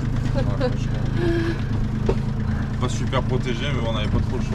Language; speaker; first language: French; native; French